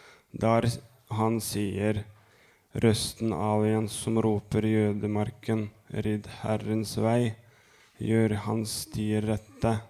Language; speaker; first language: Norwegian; non-native, fluent; Lithuanian